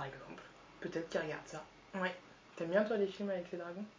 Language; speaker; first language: French; native; French